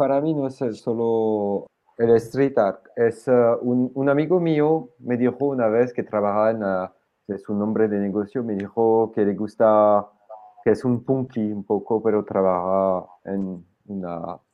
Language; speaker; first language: Spanish; non-native, fluent; French